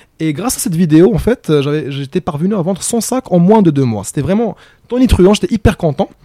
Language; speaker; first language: French; non-native, local second language; Arabic